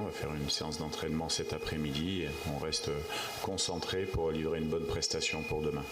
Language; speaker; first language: French; native; French